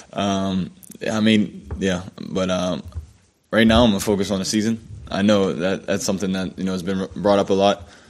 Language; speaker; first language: English; native; English